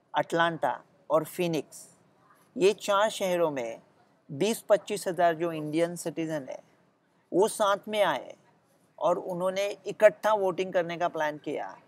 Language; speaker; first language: Hindi; non-native, local second language; Marathi